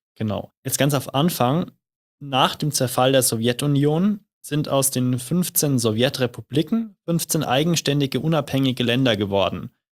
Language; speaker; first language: German; native; German